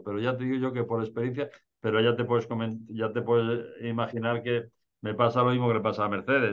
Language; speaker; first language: Spanish; native; Spanish